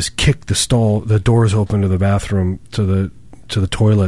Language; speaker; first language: English; native; English